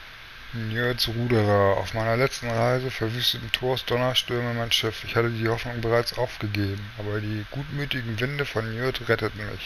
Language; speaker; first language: German; native; German